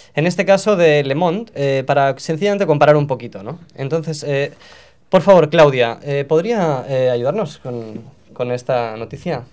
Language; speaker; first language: Spanish; non-native, local second language; Catalan